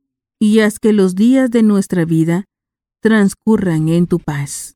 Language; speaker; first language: Spanish; native; Spanish